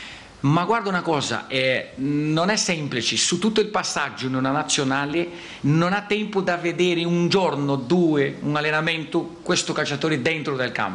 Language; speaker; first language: Italian; non-native, fluent; Portuguese